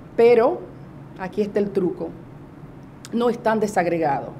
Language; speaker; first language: Spanish; native; Spanish